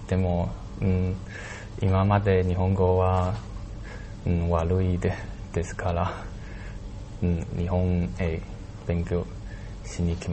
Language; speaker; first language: Japanese; non-native, learner; Chinese